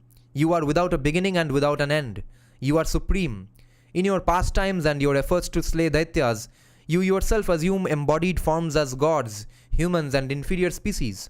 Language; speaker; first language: English; non-native, local second language; Bangla